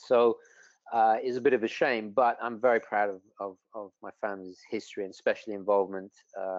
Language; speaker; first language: English; non-native, local second language; Italian